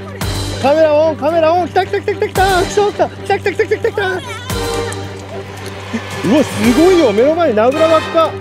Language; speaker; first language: Japanese; native; Japanese